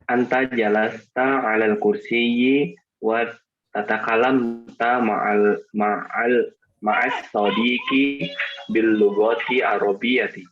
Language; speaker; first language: Arabic; non-native, learner; Indonesian